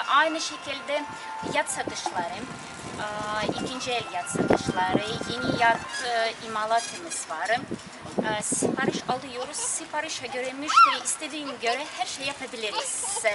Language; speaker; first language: Turkish; non-native, fluent; Russian